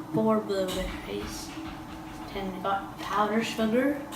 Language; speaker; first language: English; native; English